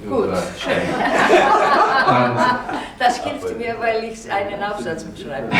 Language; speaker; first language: German; non-native, fluent; Greek